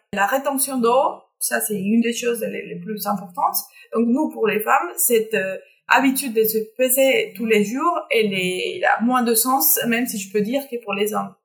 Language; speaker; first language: French; non-native, fluent; Spanish